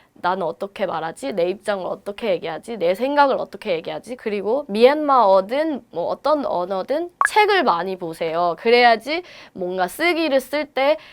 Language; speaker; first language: Korean; non-native, fluent; Burmese